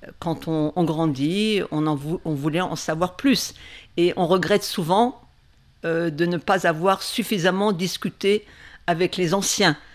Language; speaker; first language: French; native; French